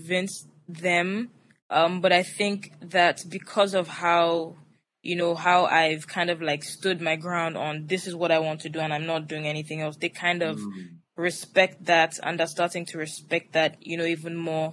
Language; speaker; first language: English; non-native, local second language; Yoruba